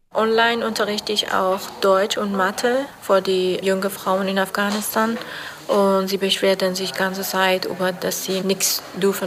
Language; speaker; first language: German; non-native, learner; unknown